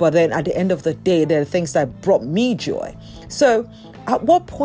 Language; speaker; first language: English; non-native, local second language; Yoruba